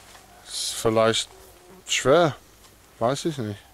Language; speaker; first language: German; non-native, learner; English